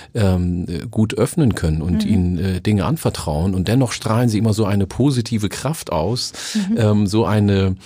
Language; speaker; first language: German; early bilingual, other home language; Oromo